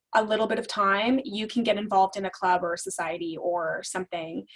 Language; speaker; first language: English; native; English